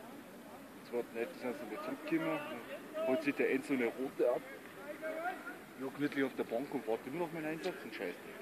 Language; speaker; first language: German; native; German